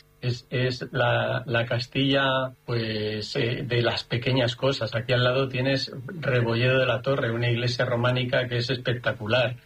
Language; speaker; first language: Spanish; native; Spanish